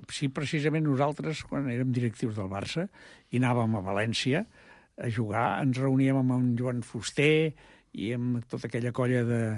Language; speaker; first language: Catalan; native; Catalan